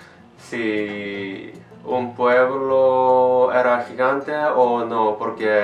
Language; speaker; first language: Spanish; non-native, learner; Korean